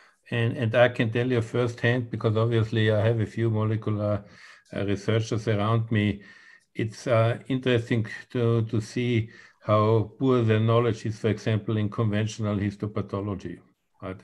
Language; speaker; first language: English; non-native, fluent; German